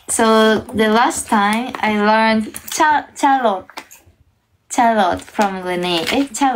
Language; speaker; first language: English; non-native, fluent; Japanese